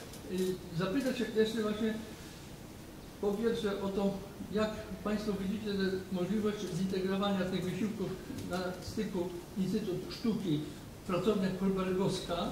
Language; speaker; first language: Polish; native; Polish